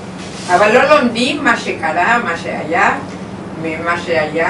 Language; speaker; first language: Hebrew; non-native, learner; Spanish